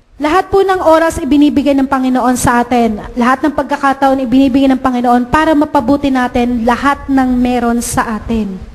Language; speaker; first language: Filipino; native; Filipino